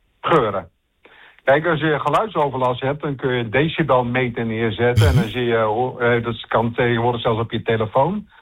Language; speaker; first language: Dutch; native; Dutch